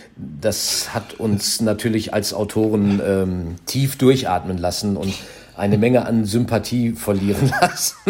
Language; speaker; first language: German; native; German